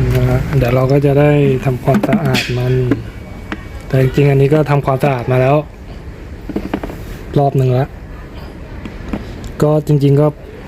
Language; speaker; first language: Thai; native; Thai